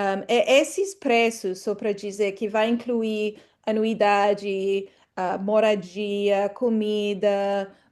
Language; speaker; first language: Portuguese; non-native, fluent; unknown